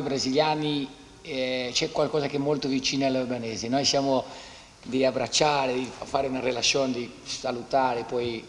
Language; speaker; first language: Italian; non-native, fluent; Portuguese